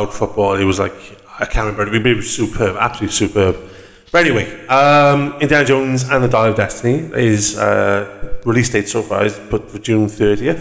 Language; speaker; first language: English; native; English